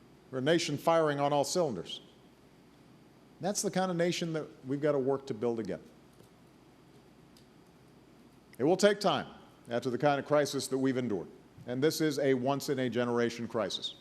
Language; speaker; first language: English; native; English